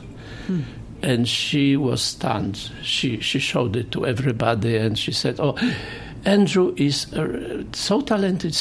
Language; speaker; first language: English; non-native, fluent; Polish